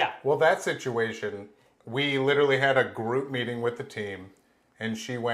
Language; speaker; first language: English; native; English